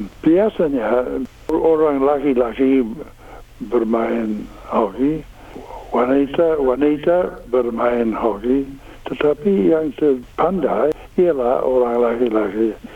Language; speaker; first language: Indonesian; non-native, learner; English